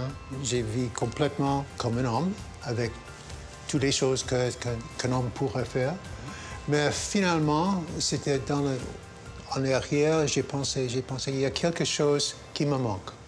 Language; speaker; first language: French; non-native, local second language; English